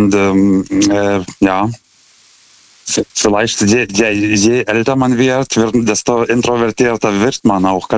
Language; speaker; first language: German; non-native, fluent; Lithuanian